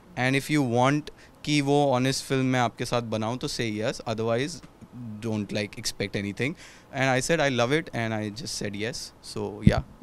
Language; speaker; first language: Hindi; native; Hindi